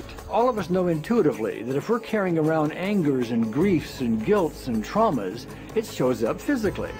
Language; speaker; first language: English; native; English